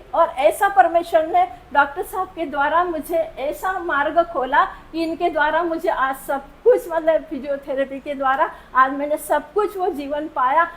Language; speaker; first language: Hindi; non-native, local second language; Marathi